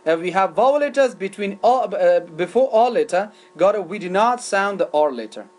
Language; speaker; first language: English; non-native, fluent; Persian